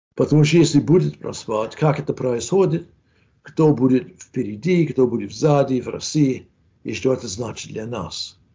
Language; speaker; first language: Russian; non-native, fluent; English